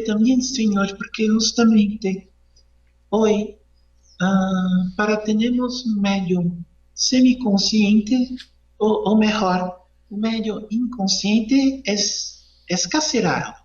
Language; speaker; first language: Spanish; non-native, learner; Portuguese